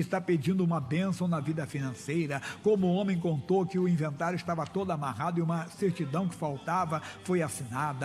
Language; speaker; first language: Portuguese; native; Portuguese